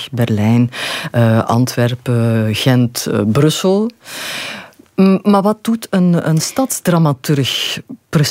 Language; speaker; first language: Dutch; native; Dutch